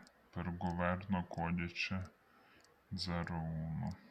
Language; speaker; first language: Italian; non-native, learner; Ukrainian